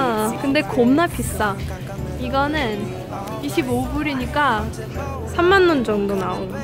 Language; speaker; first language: Korean; non-native, fluent; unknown